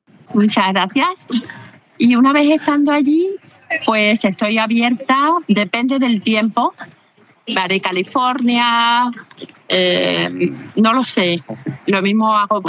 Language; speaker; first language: Spanish; native; Spanish